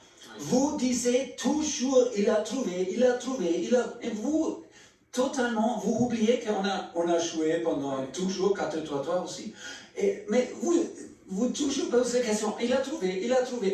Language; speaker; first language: French; non-native, learner; German